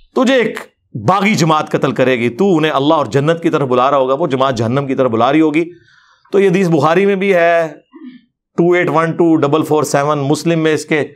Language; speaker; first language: Urdu; non-native, local second language; Punjabi